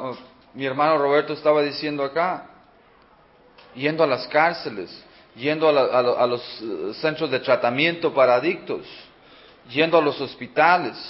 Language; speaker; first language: Spanish; early bilingual, heritage; Spanish